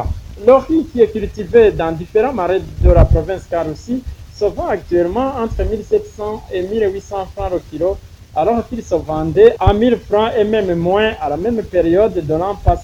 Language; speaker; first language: French; non-native, local second language; Rundi